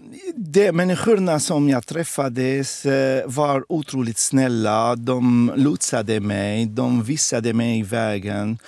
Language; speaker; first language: Swedish; non-native, fluent; Arabic